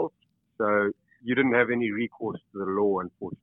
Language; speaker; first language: English; native; English